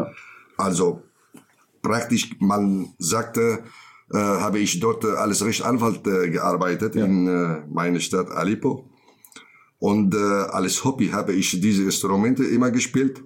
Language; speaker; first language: German; non-native, learner; Kurdish